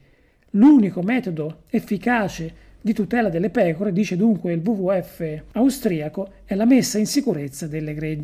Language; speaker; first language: Italian; native; Italian